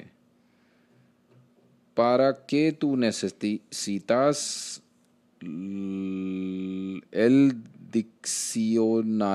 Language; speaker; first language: Spanish; non-native, learner; Hindi